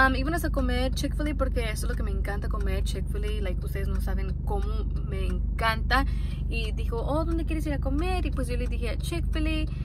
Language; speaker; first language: Spanish; early bilingual, heritage; Spanish